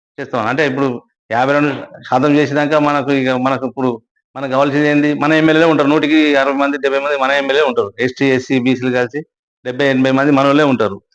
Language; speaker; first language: Telugu; native; Telugu